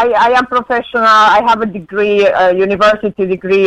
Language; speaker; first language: English; non-native, fluent; Spanish